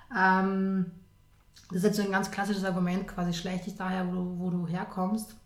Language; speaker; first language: German; early bilingual, other home language; Serbian